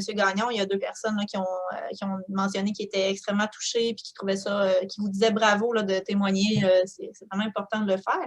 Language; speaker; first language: French; native; French